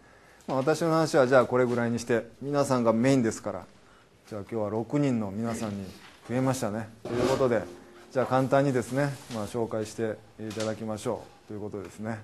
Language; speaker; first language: Japanese; native; Japanese